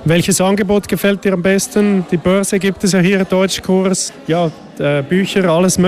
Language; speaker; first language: German; native; German